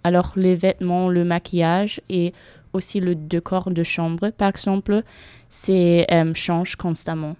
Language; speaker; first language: French; non-native, fluent; German